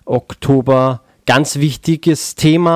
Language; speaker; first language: German; native; German